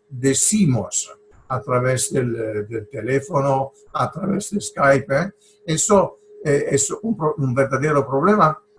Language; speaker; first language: Spanish; non-native, fluent; Italian